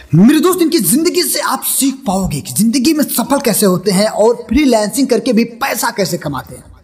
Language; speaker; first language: Hindi; native; Hindi